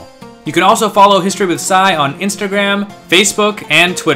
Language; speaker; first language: English; native; English